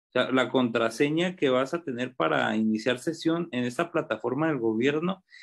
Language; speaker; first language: Spanish; native; Spanish